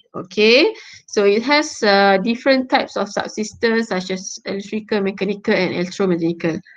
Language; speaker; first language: English; non-native, local second language; Malay